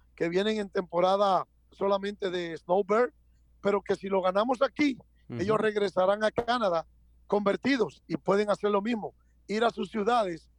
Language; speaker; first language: Spanish; native; Spanish